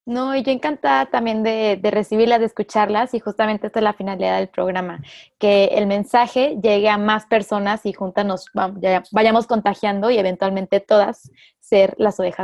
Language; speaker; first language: Spanish; native; Spanish